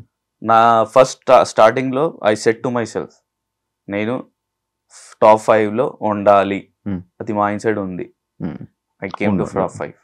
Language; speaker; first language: Telugu; non-native, learner; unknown